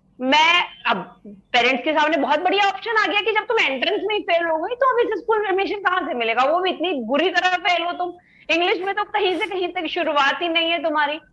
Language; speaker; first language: Hindi; native; Hindi